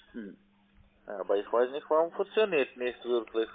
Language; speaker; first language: German; non-native, learner; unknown